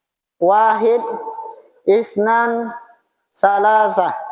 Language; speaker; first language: Arabic; non-native, fluent; Indonesian